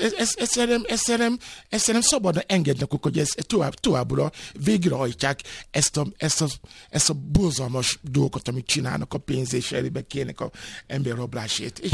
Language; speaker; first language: Hungarian; non-native, fluent; Yoruba